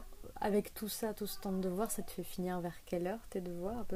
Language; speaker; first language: French; native; French